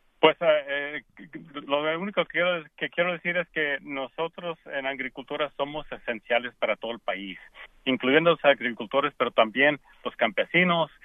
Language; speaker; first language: Spanish; early bilingual, heritage; Spanish